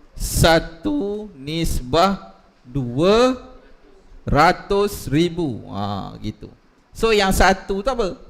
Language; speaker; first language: Malay; native; Malay